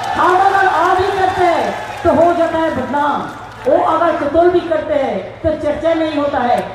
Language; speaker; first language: Hindi; non-native, local second language; Bangla